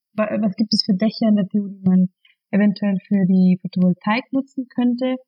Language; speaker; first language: German; non-native, fluent; Spanish